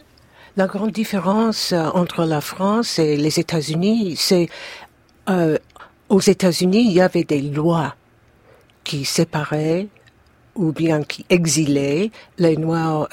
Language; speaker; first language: French; non-native, fluent; English